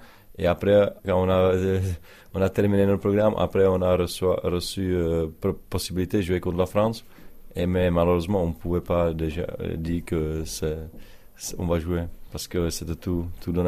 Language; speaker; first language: French; non-native, learner; Czech